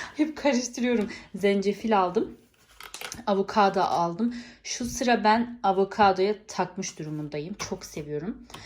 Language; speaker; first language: Turkish; early bilingual, heritage; Turkish